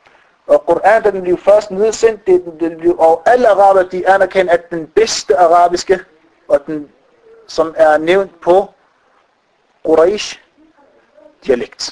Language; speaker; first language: Danish; non-native, fluent; Arabic